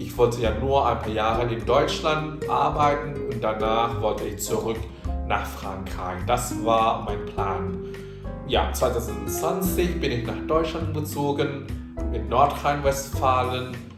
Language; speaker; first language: German; non-native, fluent; Indonesian